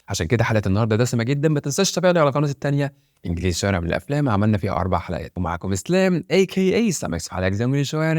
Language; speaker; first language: Arabic; native; Arabic